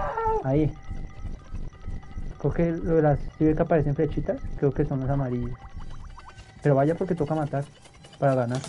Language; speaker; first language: Spanish; native; Spanish